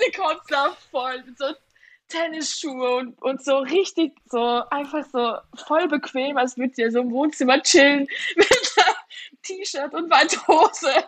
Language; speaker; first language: German; early bilingual, other home language; Georgian